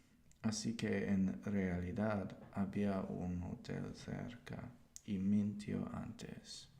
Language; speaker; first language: Spanish; non-native, learner; English